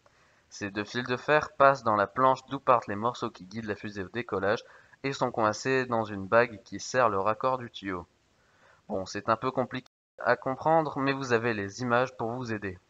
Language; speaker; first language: French; native; French